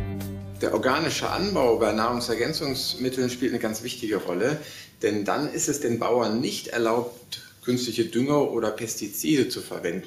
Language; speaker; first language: German; native; German